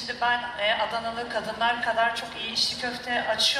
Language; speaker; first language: Turkish; native; Turkish